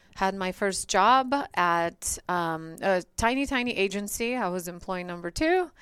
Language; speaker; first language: English; early bilingual, other home language; Bulgarian